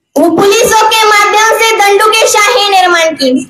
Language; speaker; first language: Hindi; non-native, local second language; Marathi